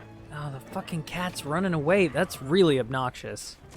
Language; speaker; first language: English; native; English